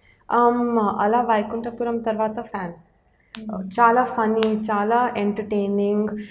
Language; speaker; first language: Telugu; non-native, learner; Hindi